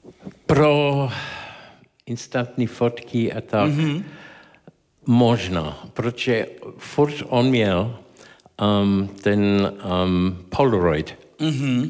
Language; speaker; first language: Czech; non-native, learner; English